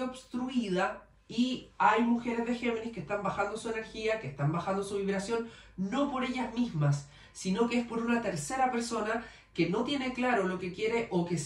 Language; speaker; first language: Spanish; native; Spanish